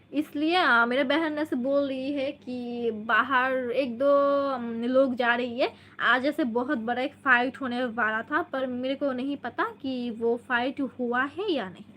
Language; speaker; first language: Hindi; non-native, local second language; Bangla